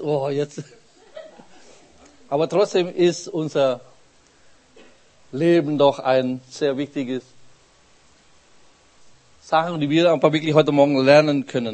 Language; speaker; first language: German; non-native, fluent; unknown